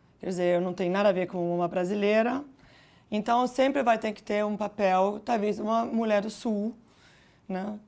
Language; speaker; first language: Portuguese; non-native, fluent; German